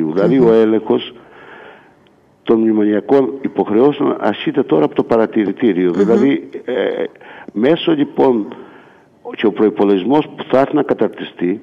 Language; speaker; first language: Greek; native; Greek